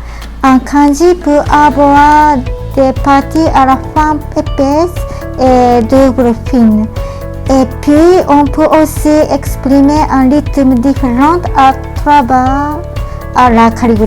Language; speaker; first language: French; non-native, learner; Japanese